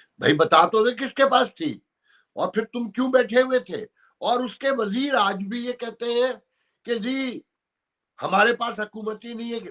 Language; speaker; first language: Urdu; native; Urdu